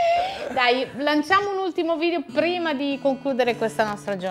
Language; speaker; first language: Italian; native; Italian